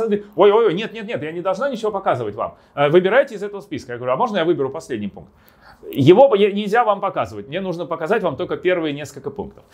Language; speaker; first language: Russian; native; Russian